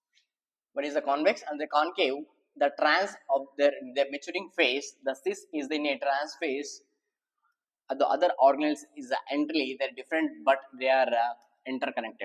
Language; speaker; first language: English; non-native, local second language; Telugu